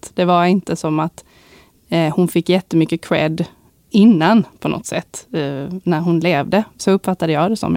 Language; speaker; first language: Swedish; native; Swedish